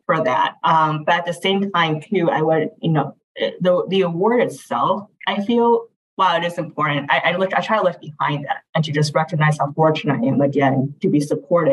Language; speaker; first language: English; native; English